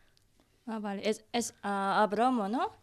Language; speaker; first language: Catalan; non-native, learner; Indonesian